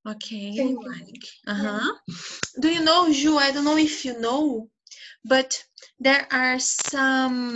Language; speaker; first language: English; non-native, fluent; Portuguese